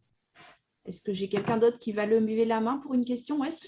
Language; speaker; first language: French; native; French